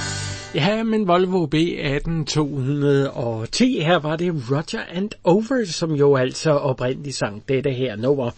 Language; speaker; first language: Danish; native; Danish